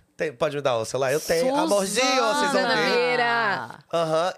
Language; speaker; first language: Portuguese; native; Portuguese